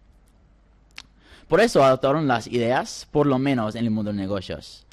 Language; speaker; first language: Spanish; non-native, fluent; English